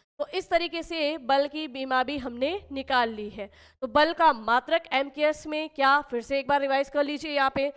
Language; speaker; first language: Hindi; native; Hindi